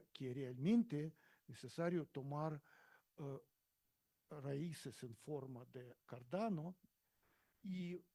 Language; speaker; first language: Spanish; non-native, learner; Russian